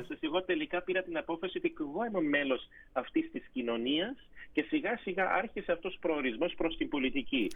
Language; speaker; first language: Greek; early bilingual, heritage; Greek